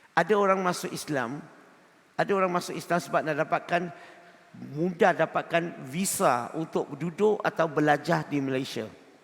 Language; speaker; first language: Malay; non-native, local second language; Chinese